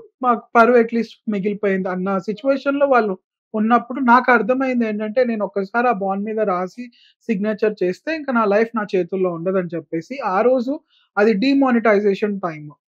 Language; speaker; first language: Telugu; native; Telugu